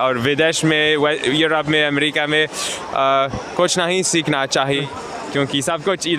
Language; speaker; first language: Hindi; non-native, learner; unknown